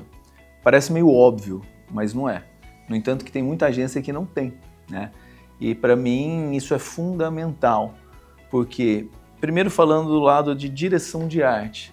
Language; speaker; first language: Portuguese; native; Portuguese